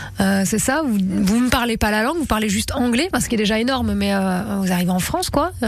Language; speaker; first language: French; native; French